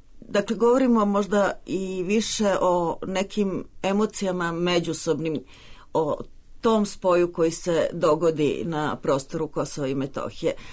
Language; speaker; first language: Serbian; native; Serbian